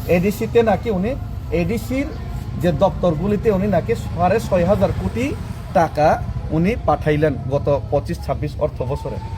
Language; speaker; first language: Bangla; non-native, local second language; Kok Borok